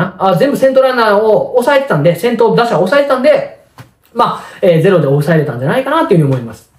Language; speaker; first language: Japanese; native; Japanese